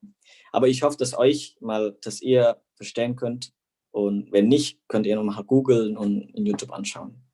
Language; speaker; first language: German; non-native, fluent; Indonesian